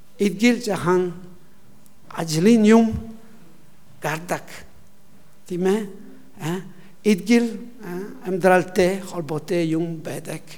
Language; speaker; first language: Mongolian; non-native, learner; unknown